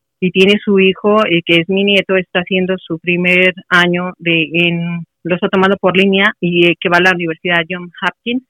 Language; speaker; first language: Spanish; native; Spanish